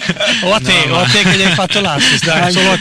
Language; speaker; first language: Italian; native; Italian